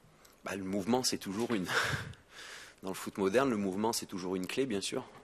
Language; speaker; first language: French; native; French